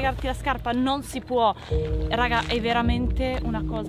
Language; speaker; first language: Italian; native; Italian